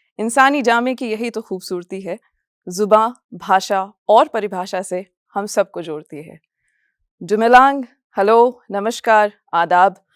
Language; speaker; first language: Hindi; non-native, fluent; English